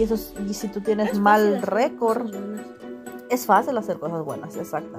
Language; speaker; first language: Spanish; native; Spanish